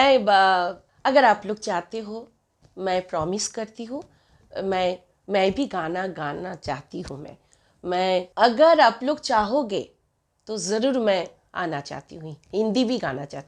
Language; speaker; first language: Hindi; non-native, local second language; Bangla